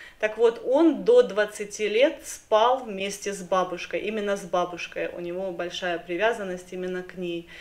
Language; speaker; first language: Russian; native; Russian